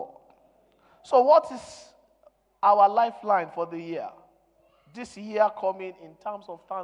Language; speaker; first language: English; non-native, local second language; Yoruba